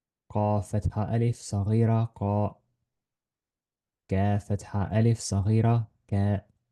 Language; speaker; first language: Arabic; non-native, fluent; Estonian